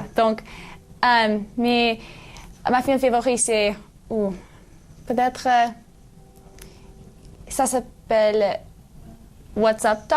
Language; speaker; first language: French; non-native, learner; English